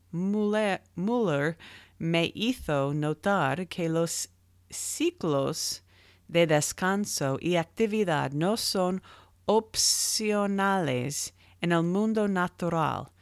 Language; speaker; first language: Spanish; non-native, learner; English